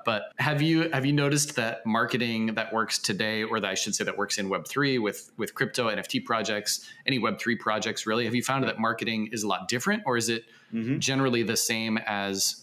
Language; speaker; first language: English; native; English